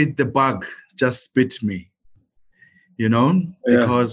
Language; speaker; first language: English; non-native, local second language; Zulu